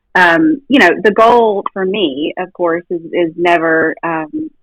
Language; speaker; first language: English; native; English